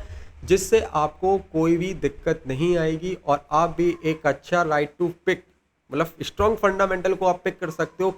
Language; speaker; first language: Hindi; native; Hindi